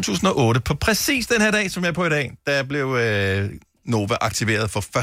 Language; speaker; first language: Danish; native; Danish